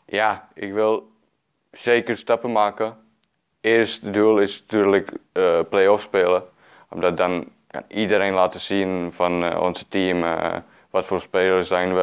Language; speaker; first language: Dutch; non-native, fluent; Czech